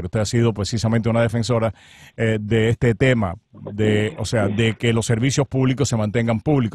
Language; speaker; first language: Spanish; native; Spanish